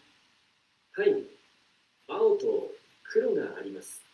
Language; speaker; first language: Japanese; non-native, learner; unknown